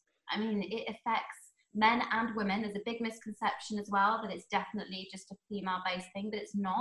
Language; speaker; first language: English; native; English